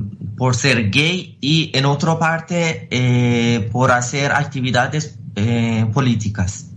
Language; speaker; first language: Spanish; non-native, fluent; Persian